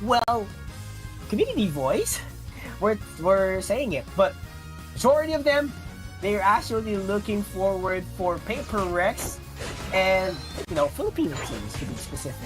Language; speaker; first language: English; non-native, local second language; Filipino